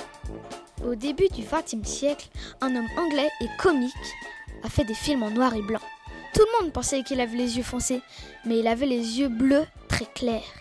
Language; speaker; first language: French; native; French